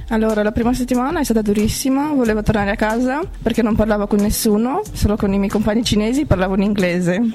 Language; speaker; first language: Italian; non-native, fluent; Romanian